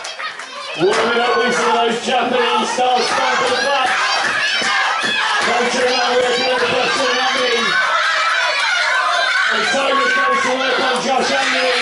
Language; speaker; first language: English; native; English